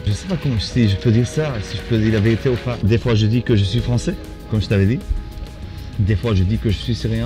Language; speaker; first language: French; non-native, fluent; Arabic